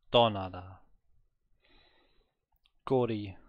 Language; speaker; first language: Korean; non-native, learner; German